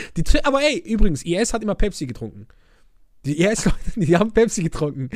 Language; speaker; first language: German; early bilingual, other home language; Arabic